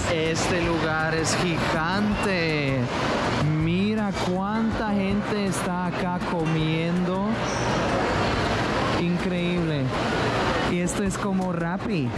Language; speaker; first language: Spanish; non-native, fluent; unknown